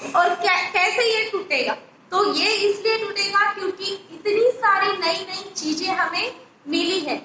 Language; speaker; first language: Hindi; non-native, local second language; Marathi